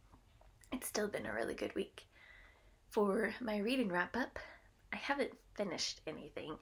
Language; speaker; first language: English; native; English